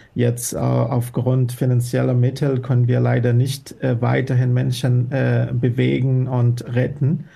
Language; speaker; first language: German; non-native, fluent; Persian